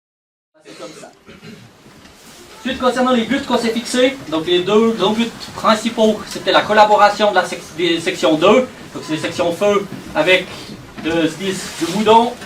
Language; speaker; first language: French; native; French